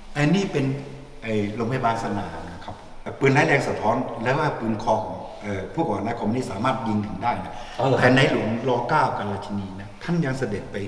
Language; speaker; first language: Thai; non-native, fluent; Chinese